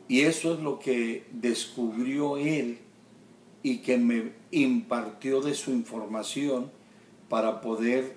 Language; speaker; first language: Spanish; early bilingual, heritage; Spanish